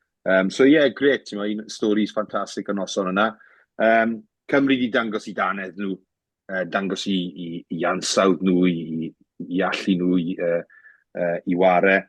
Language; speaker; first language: Welsh; native; Welsh